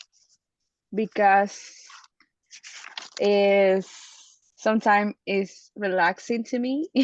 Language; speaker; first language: English; non-native, learner; Spanish